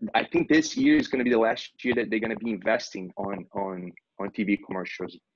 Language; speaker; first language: English; non-native, fluent; Portuguese